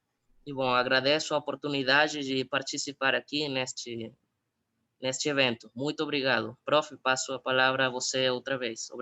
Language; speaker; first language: Portuguese; non-native, fluent; Spanish